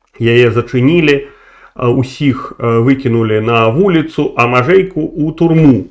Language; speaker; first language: Belarusian; non-native, local second language; Russian